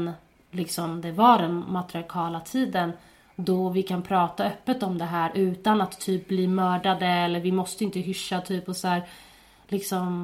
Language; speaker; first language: Swedish; native; Swedish